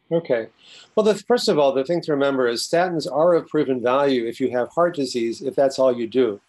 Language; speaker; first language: English; native; English